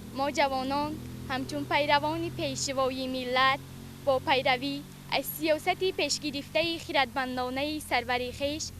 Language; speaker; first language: Tajik; native; Tajik